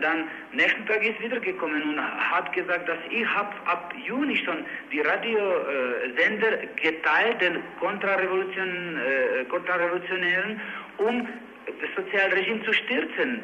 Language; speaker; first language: German; non-native, learner; Czech